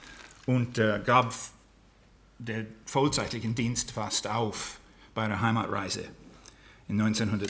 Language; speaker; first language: German; non-native, fluent; English